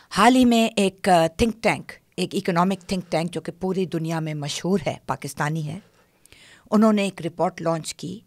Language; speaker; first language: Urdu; non-native, local second language; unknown